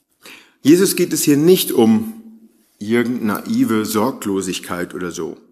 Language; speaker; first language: German; native; German